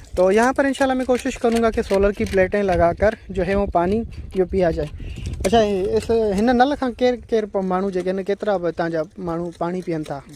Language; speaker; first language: Urdu; native; Urdu